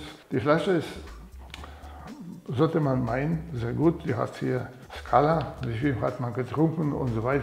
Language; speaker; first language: German; non-native, fluent; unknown